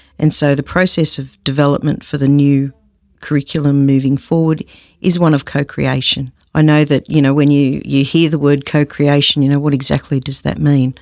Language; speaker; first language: English; native; English